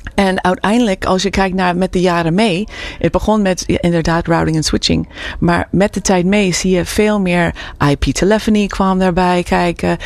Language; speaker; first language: Dutch; non-native, fluent; English